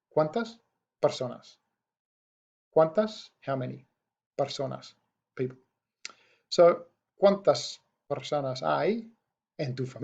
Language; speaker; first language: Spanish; non-native, fluent; English